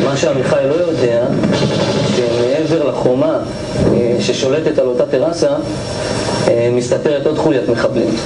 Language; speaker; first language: Hebrew; native; Hebrew